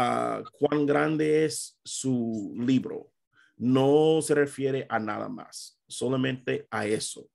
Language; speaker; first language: Spanish; non-native, fluent; English